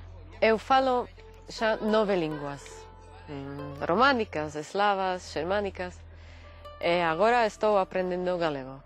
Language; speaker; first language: Galician; non-native, fluent; Slovak